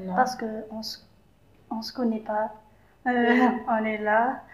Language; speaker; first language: French; non-native, local second language; Malagasy